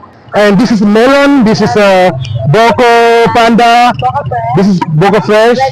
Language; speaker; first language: English; non-native, fluent; French